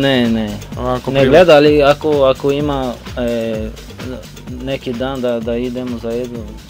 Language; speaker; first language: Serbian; non-native, learner; Portuguese